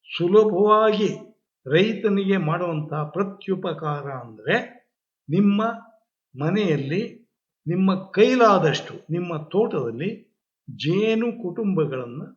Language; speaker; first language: Kannada; native; Kannada